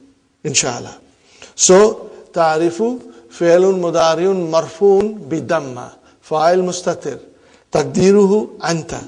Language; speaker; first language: Arabic; non-native, fluent; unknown